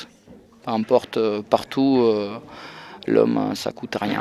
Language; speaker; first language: French; non-native, fluent; Russian